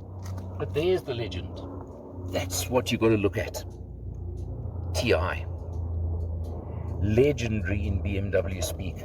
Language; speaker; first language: English; native; English